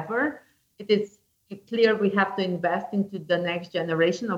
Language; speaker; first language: English; non-native, fluent; Slovenian